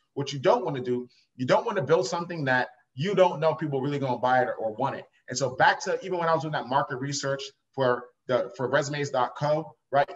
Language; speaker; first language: English; native; English